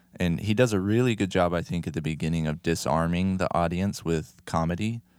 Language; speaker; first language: English; native; English